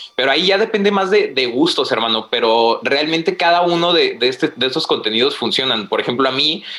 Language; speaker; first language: Spanish; native; Spanish